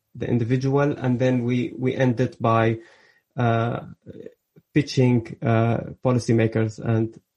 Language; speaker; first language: English; early bilingual, other home language; Arabic